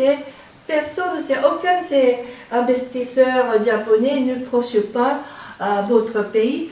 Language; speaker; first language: French; non-native, learner; Japanese